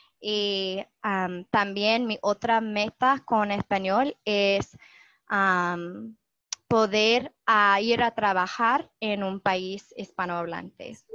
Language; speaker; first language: Spanish; non-native, fluent; English